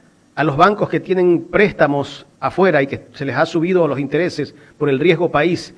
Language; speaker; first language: Spanish; native; Spanish